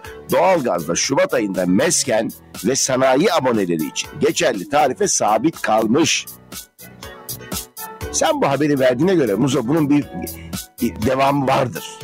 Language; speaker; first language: Turkish; native; Turkish